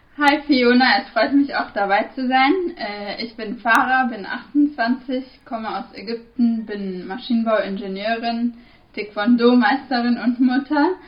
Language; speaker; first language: German; non-native, fluent; Arabic